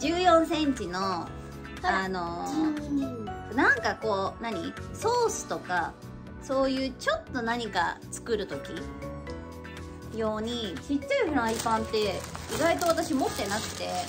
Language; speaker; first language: Japanese; native; Japanese